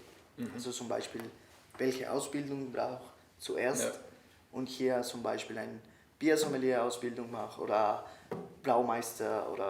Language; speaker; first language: German; non-native, learner; Spanish